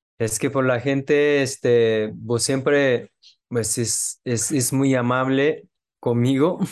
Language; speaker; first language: Spanish; non-native, fluent; Japanese